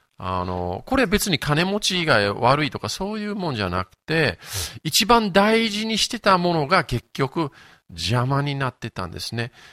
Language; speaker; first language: Japanese; non-native, fluent; English